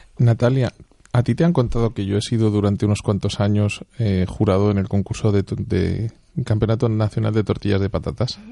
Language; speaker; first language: Spanish; native; Spanish